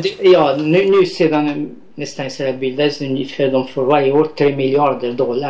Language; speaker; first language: Swedish; non-native, fluent; Arabic